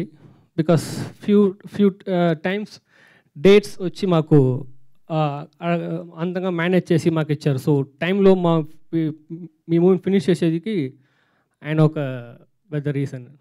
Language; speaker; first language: Telugu; non-native, local second language; Tamil